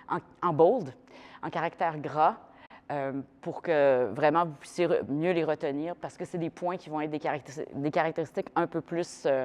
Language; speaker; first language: French; native; French